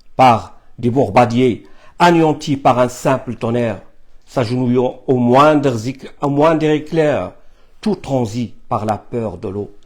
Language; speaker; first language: French; non-native, fluent; Arabic